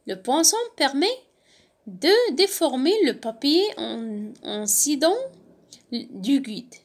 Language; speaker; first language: French; non-native, local second language; Arabic